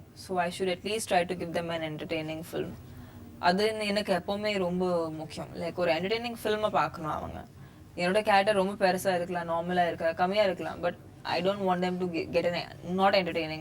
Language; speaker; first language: Tamil; non-native, fluent; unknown